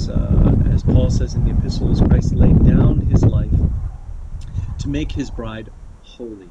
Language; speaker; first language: English; native; English